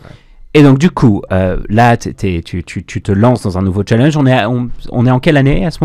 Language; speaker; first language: French; native; French